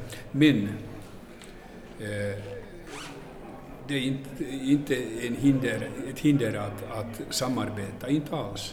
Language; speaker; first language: Swedish; non-native, local second language; Finnish